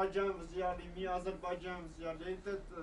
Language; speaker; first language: Russian; non-native, learner; Armenian